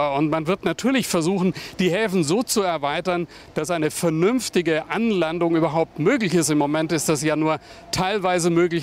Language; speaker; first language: German; native; German